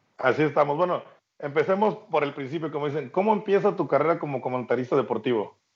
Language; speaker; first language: Spanish; native; Spanish